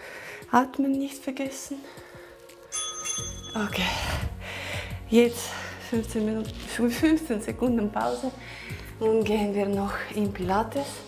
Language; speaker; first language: German; non-native, learner; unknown